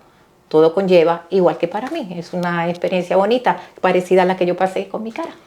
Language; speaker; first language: Spanish; native; Spanish